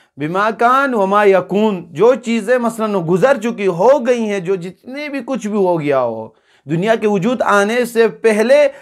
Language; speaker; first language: Urdu; non-native, local second language; Balti